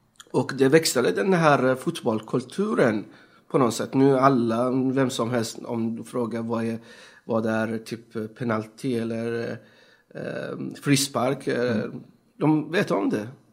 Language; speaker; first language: Swedish; non-native, fluent; Persian